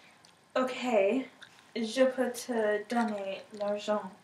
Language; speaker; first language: French; non-native, learner; English